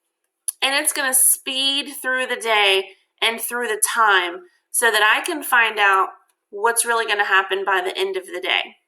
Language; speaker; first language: English; native; English